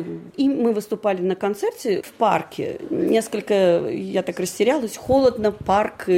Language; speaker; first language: Russian; native; Russian